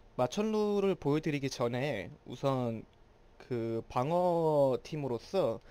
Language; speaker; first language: Korean; early bilingual, heritage; Korean